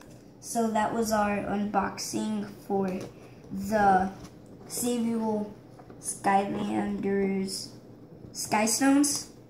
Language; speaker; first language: English; native; English